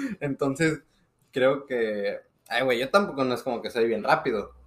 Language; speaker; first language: Spanish; native; Spanish